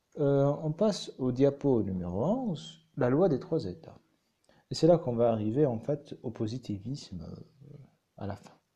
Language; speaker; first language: French; non-native, local second language; Arabic